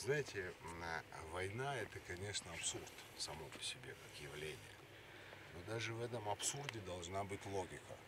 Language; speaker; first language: Russian; native; Russian